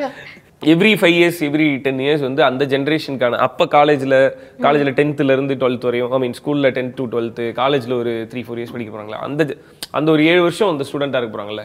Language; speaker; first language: Tamil; native; Tamil